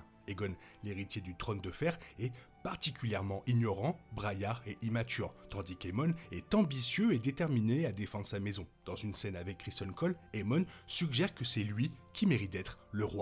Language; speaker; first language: French; native; French